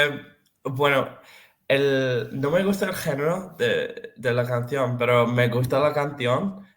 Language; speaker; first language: Spanish; non-native, fluent; Serbian